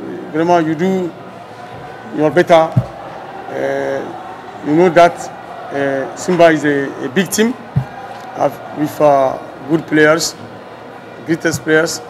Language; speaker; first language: English; non-native, learner; French